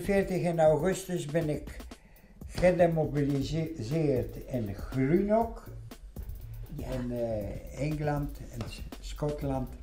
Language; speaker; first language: Dutch; non-native, fluent; Polish